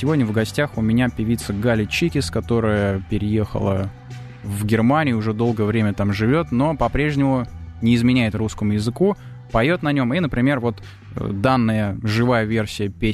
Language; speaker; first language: Russian; native; Russian